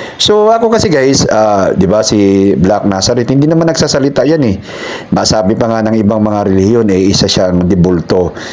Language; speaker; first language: Filipino; non-native, local second language; Cebuano